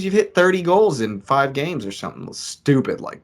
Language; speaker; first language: English; native; English